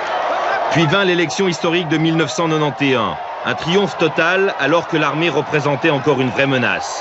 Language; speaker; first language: French; native; French